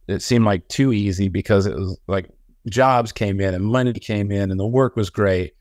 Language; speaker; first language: English; native; English